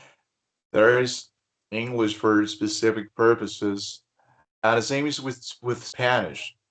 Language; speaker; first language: English; non-native, fluent; Spanish